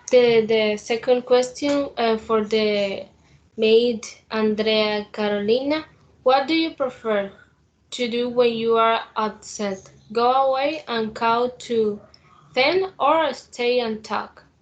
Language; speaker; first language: English; non-native, learner; Spanish